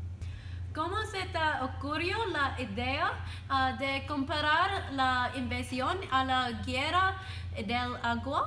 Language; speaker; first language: Spanish; non-native, learner; English